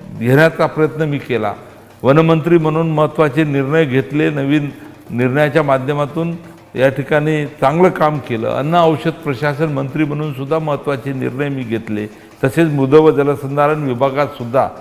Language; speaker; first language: Marathi; native; Marathi